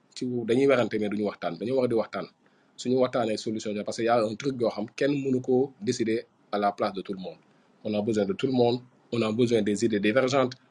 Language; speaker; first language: French; non-native, local second language; Fula